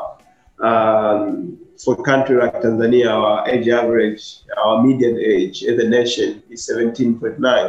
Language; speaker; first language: English; non-native, local second language; Swahili